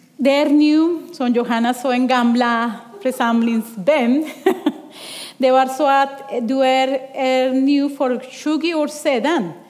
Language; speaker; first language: Swedish; non-native, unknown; Spanish